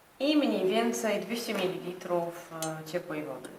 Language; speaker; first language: Polish; native; Polish